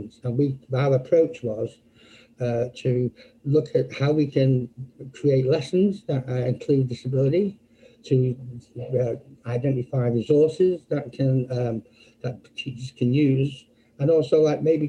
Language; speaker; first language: English; native; English